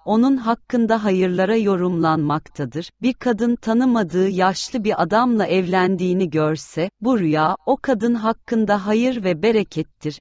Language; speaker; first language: Turkish; native; Turkish